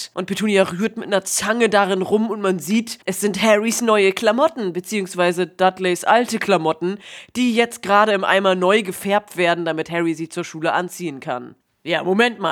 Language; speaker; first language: German; native; German